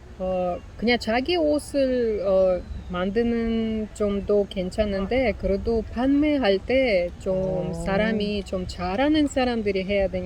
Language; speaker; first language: Korean; non-native, learner; Russian